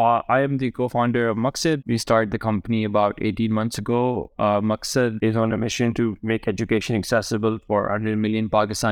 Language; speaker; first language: English; non-native, local second language; Urdu